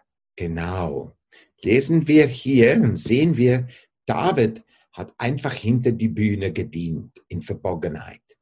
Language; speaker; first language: German; non-native, fluent; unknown